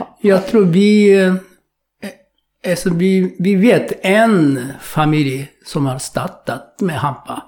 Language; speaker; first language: Swedish; non-native, fluent; Japanese